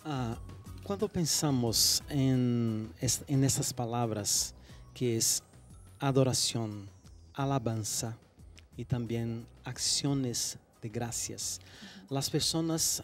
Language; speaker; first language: Spanish; non-native, fluent; Portuguese